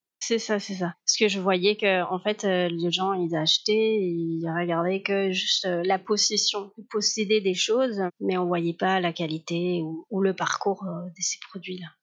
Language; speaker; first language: French; non-native, fluent; Spanish